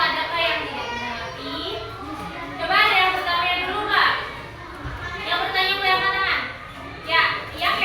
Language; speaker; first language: Indonesian; native; Indonesian